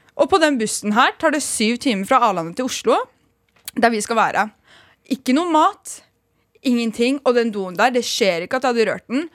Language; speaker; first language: Norwegian; early bilingual, other home language; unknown